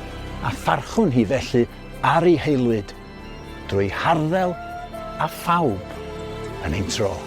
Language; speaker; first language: Welsh; native; Welsh